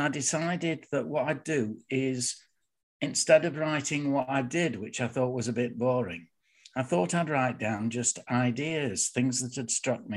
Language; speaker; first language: English; native; English